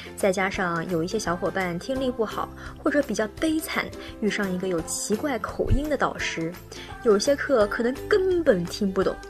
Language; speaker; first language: Chinese; native; Chinese